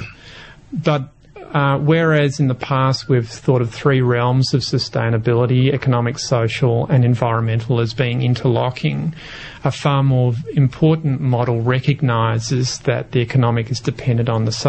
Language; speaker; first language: English; native; English